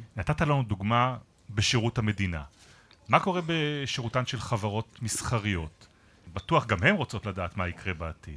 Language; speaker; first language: Hebrew; native; Hebrew